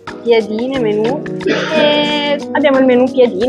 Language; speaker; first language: Italian; native; Italian